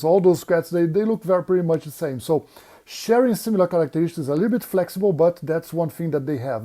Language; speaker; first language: English; non-native, fluent; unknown